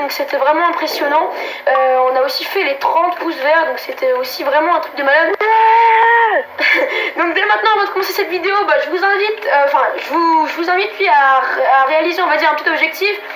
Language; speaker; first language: French; native; French